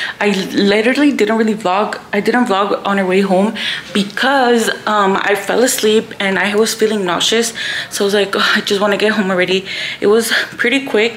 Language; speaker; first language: English; early bilingual, other home language; Spanish